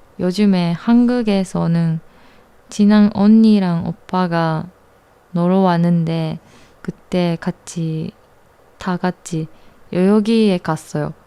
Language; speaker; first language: Korean; non-native, learner; Japanese